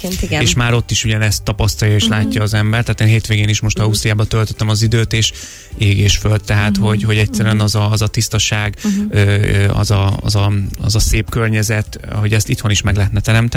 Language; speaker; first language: Hungarian; native; Hungarian